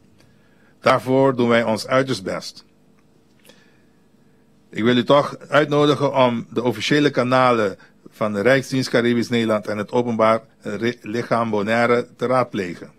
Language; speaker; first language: Dutch; native; Dutch